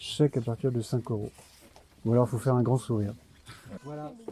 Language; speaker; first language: French; native; French